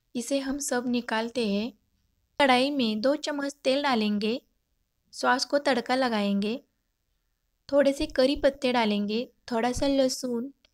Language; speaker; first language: Hindi; non-native, local second language; Marathi